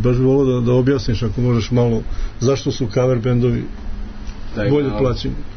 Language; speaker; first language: Serbian; native; Serbian